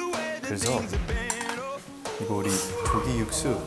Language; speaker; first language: Korean; early bilingual, heritage; Korean